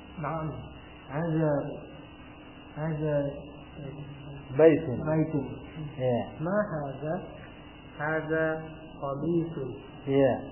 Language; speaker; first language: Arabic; non-native, fluent; Indonesian